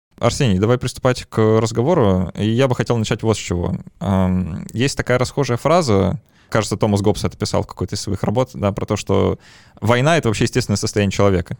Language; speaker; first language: Russian; native; Russian